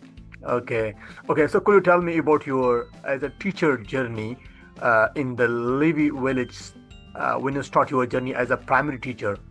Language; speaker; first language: English; non-native, fluent; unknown